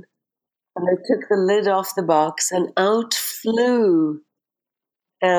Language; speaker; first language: English; native; English